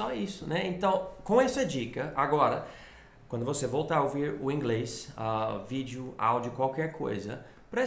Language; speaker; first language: Portuguese; non-native, fluent; English